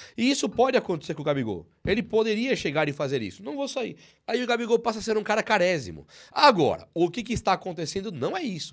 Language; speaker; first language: Portuguese; native; Portuguese